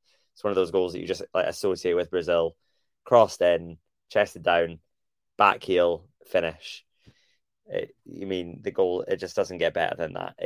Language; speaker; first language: English; native; English